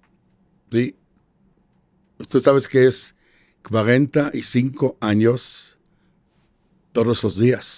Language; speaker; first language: Spanish; non-native, fluent; Hebrew